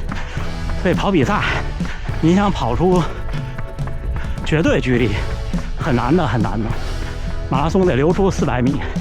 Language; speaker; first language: Chinese; native; Chinese